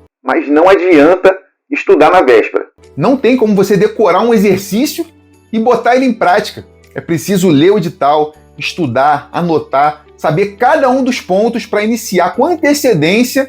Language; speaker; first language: Portuguese; native; Portuguese